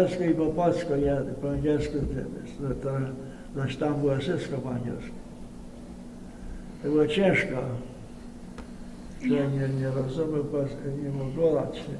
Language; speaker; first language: Polish; early bilingual, heritage; Polish